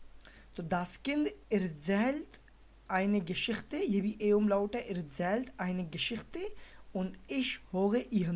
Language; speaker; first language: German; non-native, fluent; Urdu